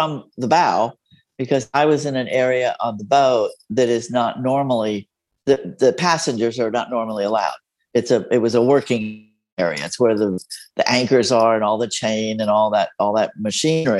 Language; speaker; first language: English; non-native, fluent; Spanish